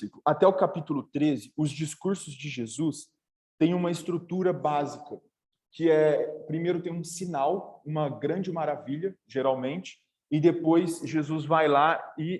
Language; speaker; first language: Portuguese; native; Portuguese